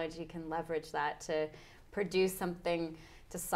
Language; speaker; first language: English; native; English